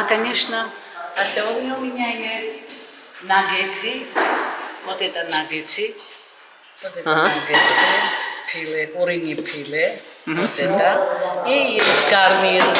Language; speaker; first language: Russian; non-native, learner; Georgian